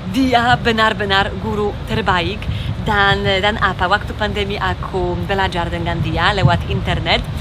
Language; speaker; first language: Indonesian; non-native, fluent; Polish